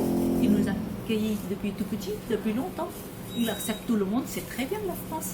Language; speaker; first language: French; early bilingual, other home language; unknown